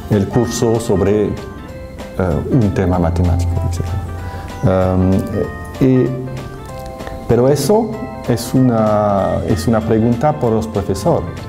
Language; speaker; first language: Spanish; non-native, fluent; French